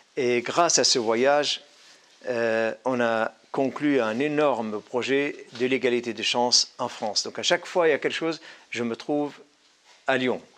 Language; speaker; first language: French; non-native, fluent; Arabic